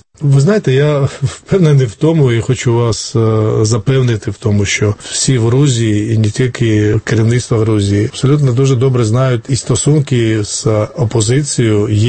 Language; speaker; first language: Ukrainian; non-native, fluent; Georgian